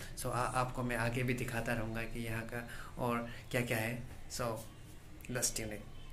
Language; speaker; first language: Hindi; non-native, local second language; Assamese